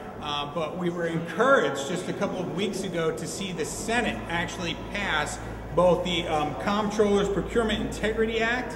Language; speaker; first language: English; native; English